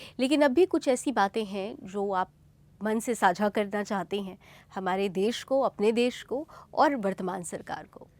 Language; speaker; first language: Hindi; native; Hindi